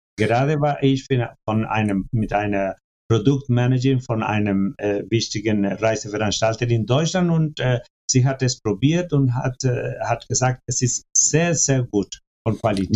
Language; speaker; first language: German; non-native, fluent; Spanish